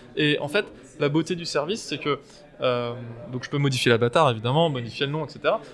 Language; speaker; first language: French; native; French